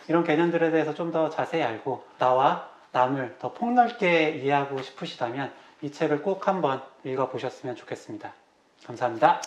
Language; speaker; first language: Korean; native; Korean